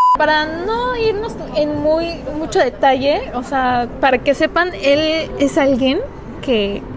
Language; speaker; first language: Spanish; early bilingual, other home language; Korean